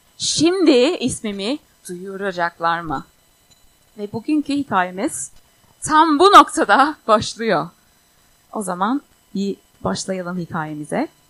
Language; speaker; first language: Turkish; non-native, fluent; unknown